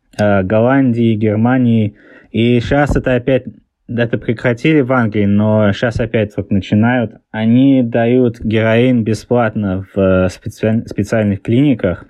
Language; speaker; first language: Russian; early bilingual, heritage; Russian